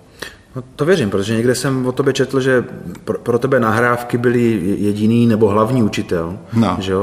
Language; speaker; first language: Czech; native; Czech